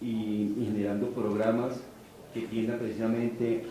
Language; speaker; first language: Spanish; native; Spanish